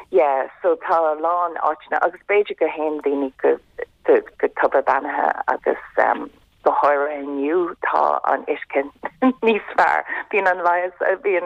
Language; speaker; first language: Irish; non-native, local second language; English